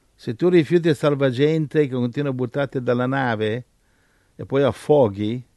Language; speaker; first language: Italian; native; Italian